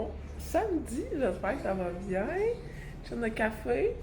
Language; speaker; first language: French; native; French